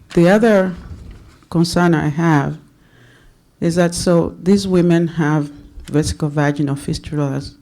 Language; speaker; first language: English; non-native, local second language; Swahili